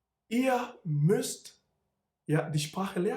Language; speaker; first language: German; non-native, fluent; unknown